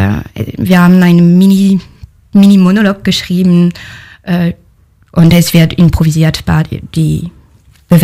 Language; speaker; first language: German; non-native, learner; French